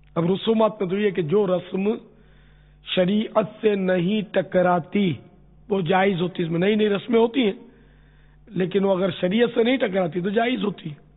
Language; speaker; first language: Urdu; non-native, local second language; Memoni